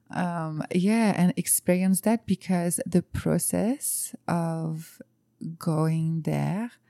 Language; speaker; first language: English; non-native, fluent; French